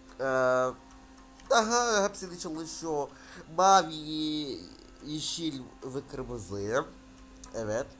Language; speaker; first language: Turkish; non-native, learner; Russian